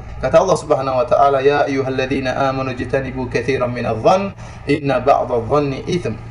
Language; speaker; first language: Indonesian; native; Indonesian